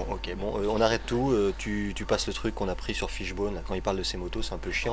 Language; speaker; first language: French; native; French